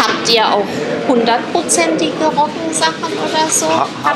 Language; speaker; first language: German; native; German